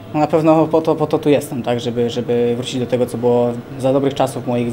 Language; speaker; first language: Polish; native; Polish